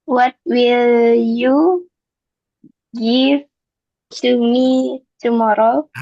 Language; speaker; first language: English; non-native, learner; Indonesian